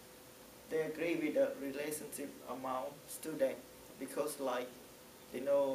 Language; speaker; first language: English; non-native, learner; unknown